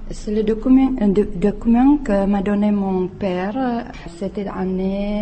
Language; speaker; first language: French; non-native, learner; Czech